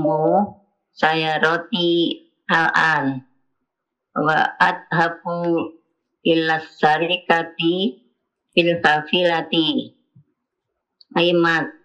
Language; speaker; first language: Arabic; non-native, learner; Indonesian